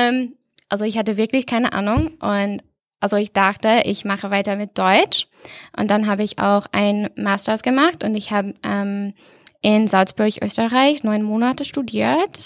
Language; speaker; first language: German; non-native, fluent; English